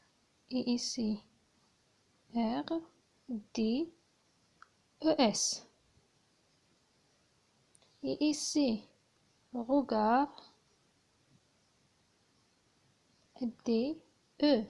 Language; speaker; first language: French; non-native, learner; Arabic